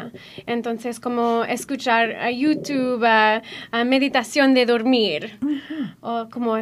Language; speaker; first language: Spanish; non-native, fluent; English